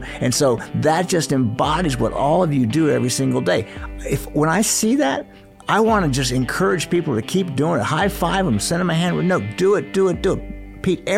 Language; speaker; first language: English; native; English